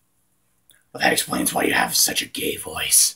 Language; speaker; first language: English; native; English